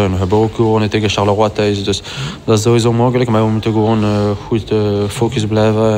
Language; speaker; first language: Dutch; non-native, local second language; French